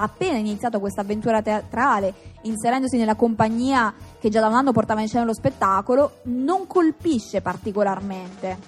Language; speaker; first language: Italian; native; Italian